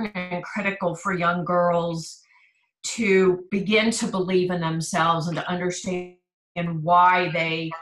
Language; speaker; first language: English; native; English